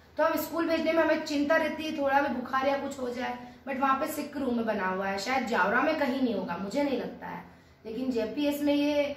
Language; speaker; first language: Hindi; native; Hindi